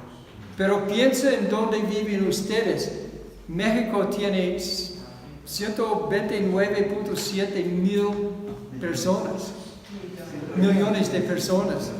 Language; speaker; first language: Spanish; non-native, fluent; English